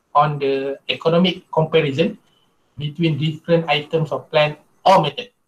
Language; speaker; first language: English; non-native, local second language; Malay